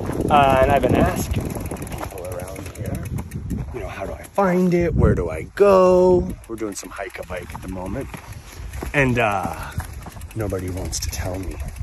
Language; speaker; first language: English; native; English